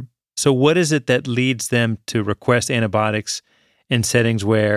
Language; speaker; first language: English; native; English